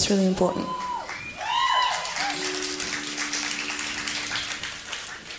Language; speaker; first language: English; non-native, local second language; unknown